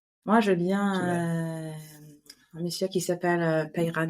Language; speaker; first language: French; non-native, fluent; Norwegian